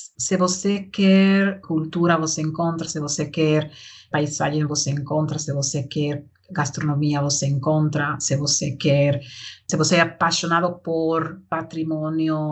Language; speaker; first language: Portuguese; non-native, learner; Spanish